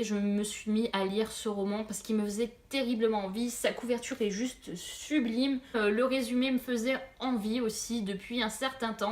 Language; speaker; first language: French; native; French